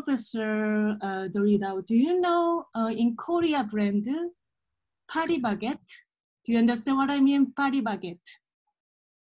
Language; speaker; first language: English; non-native, learner; Korean